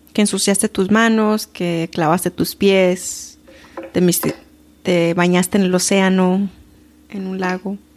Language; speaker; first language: Spanish; early bilingual, heritage; Spanish